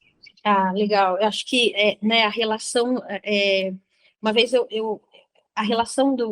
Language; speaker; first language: Portuguese; native; Portuguese